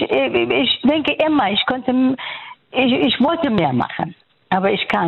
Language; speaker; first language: German; non-native, fluent; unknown